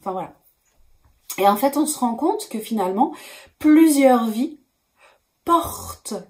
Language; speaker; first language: French; native; French